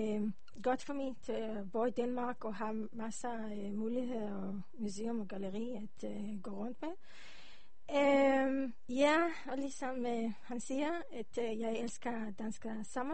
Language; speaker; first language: Danish; non-native, learner; Hebrew